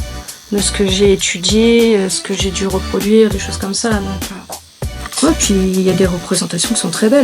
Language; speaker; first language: French; native; French